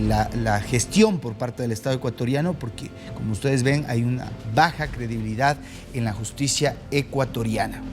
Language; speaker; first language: Spanish; native; Spanish